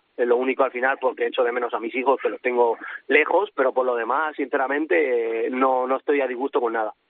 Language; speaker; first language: Spanish; native; Spanish